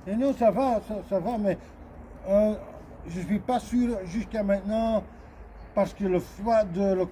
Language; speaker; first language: French; non-native, learner; Dutch